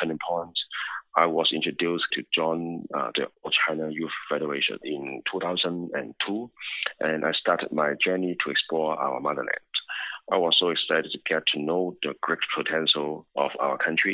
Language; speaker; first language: English; non-native, local second language; Cantonese